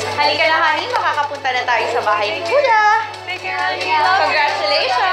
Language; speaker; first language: Filipino; native; Filipino